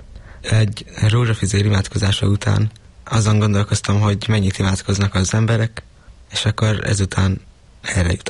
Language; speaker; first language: Hungarian; native; Hungarian